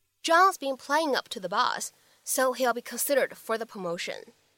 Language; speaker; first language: English; non-native, fluent; Chinese